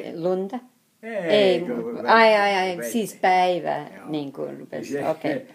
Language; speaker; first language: Finnish; early bilingual, heritage; Finnish